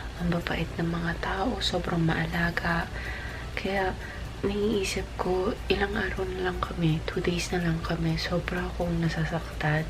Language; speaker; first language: Filipino; non-native, local second language; Bikol